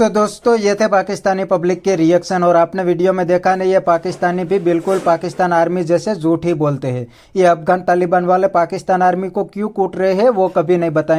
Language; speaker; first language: Hindi; native; Hindi